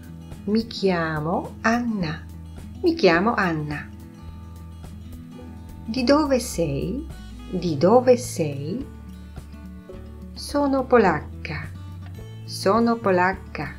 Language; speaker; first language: Italian; non-native, fluent; Polish